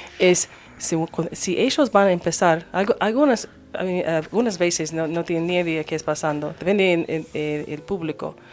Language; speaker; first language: Spanish; non-native, learner; English